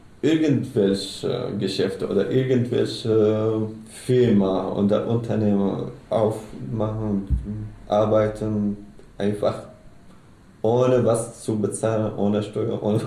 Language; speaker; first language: German; non-native, learner; Arabic